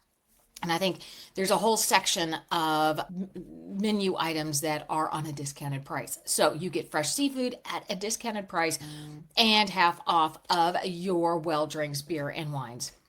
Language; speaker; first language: English; native; English